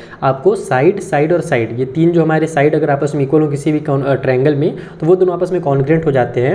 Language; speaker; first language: Hindi; native; Hindi